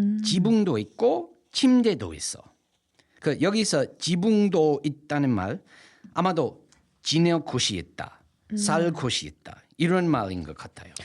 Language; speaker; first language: Korean; non-native, fluent; English